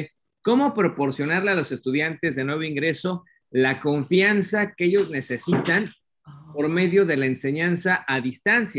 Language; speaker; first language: Spanish; native; Spanish